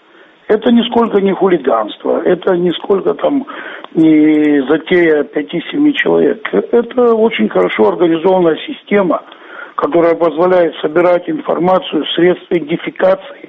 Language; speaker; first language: Russian; native; Russian